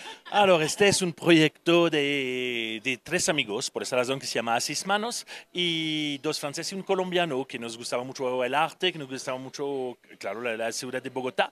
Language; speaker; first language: Spanish; non-native, fluent; French